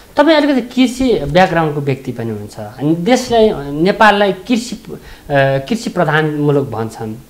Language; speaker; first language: Nepali; native; Nepali